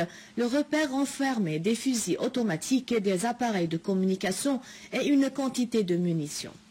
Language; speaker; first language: French; non-native, fluent; Arabic